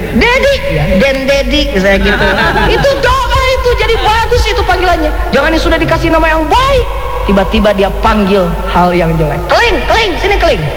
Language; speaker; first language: Indonesian; non-native, local second language; Sundanese